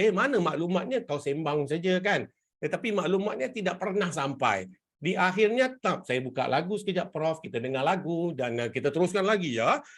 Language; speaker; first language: Malay; native; Malay